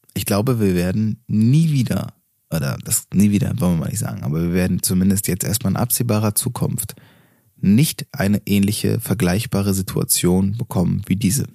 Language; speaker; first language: German; native; German